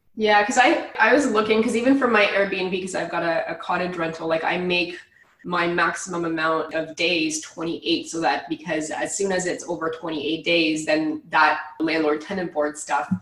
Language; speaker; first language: English; native; English